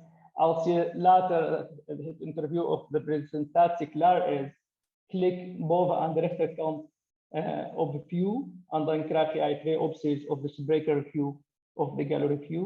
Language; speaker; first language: Dutch; non-native, fluent; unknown